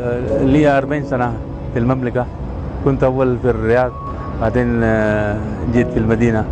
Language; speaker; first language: Arabic; non-native, fluent; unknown